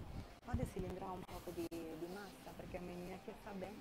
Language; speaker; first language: Portuguese; non-native, fluent; Italian